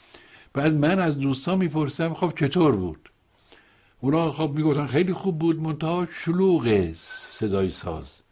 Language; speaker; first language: Persian; native; Persian